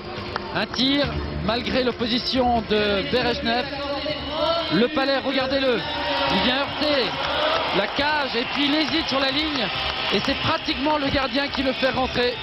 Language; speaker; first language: French; native; French